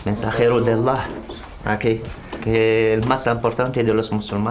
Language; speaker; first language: Spanish; non-native, learner; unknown